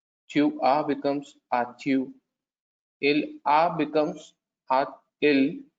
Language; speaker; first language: French; non-native, learner; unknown